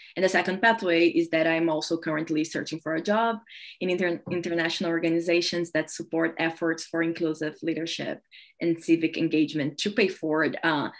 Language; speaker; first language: English; non-native, fluent; Portuguese